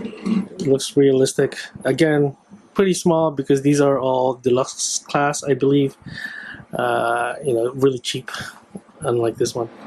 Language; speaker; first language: English; native; English